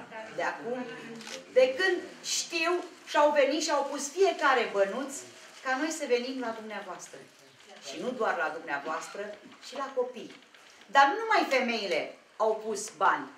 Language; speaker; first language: Romanian; native; Romanian